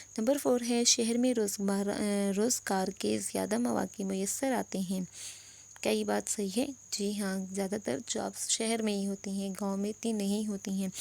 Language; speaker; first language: Urdu; non-native, local second language; Pashto